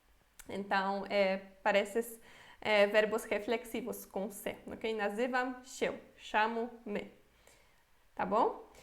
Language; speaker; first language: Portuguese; non-native, fluent; Polish